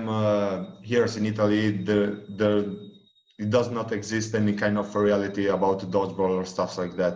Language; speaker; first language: English; non-native, fluent; Italian